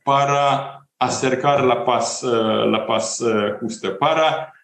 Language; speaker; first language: Spanish; non-native, fluent; Ukrainian